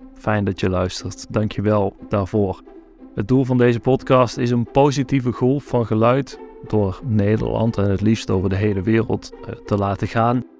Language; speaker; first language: Dutch; native; Dutch